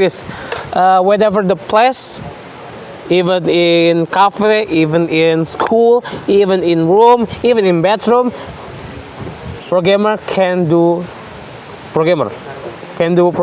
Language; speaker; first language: English; non-native, learner; Indonesian